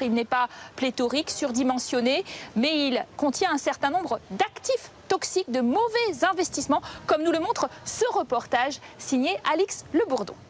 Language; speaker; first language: French; native; French